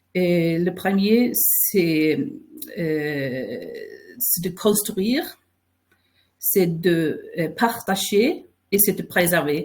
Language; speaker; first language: French; non-native, fluent; Faroese